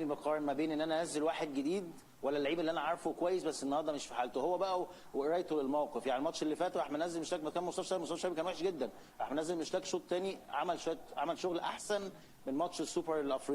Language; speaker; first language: Arabic; native; Arabic